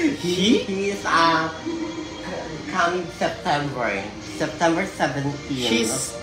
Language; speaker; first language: English; non-native, local second language; Filipino